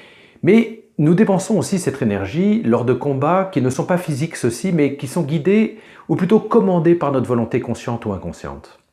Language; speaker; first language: French; native; French